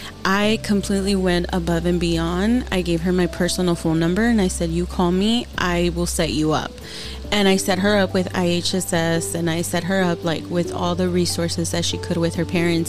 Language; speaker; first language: English; early bilingual, other home language; Spanish